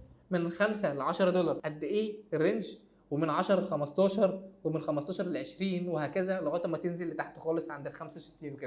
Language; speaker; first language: Arabic; native; Arabic